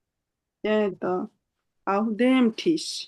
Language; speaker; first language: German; non-native, fluent; Bangla